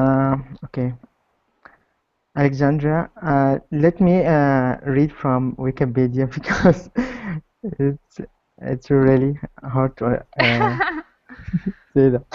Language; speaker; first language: English; non-native, learner; Arabic